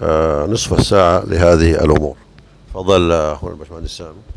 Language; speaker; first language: Arabic; native; Arabic